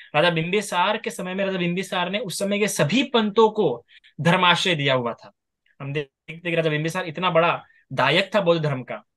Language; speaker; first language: Hindi; non-native, local second language; Marathi